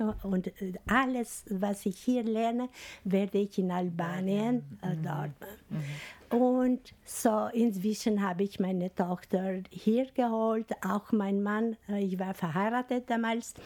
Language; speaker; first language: German; non-native, fluent; Albanian